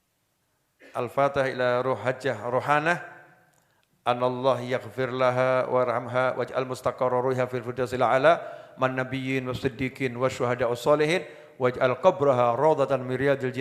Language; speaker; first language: Indonesian; native; Indonesian